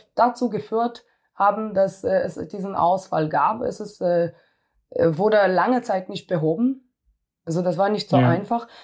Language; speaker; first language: German; non-native, fluent; Hebrew